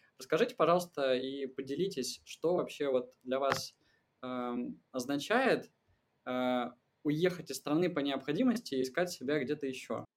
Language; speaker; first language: Russian; native; Russian